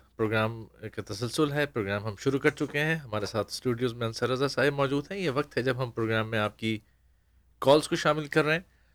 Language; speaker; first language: Urdu; native; Urdu